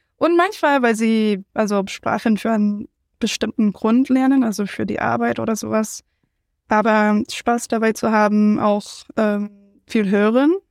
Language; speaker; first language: German; non-native, fluent; English